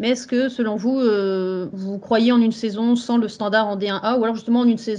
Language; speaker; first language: French; native; French